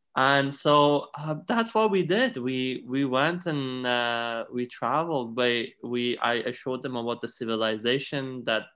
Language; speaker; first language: English; non-native, fluent; Persian